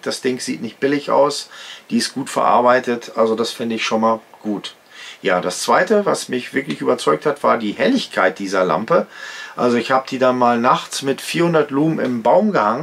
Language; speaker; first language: German; native; German